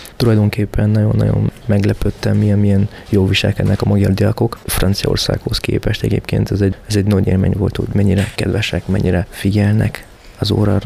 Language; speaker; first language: Hungarian; non-native, fluent; French